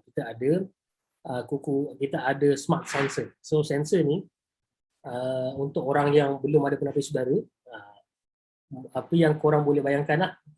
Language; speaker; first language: Malay; native; Malay